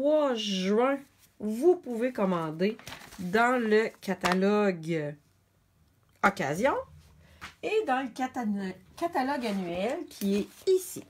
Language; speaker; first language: French; native; French